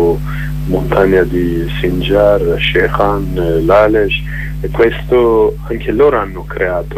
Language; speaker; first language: Italian; non-native, learner; Kurdish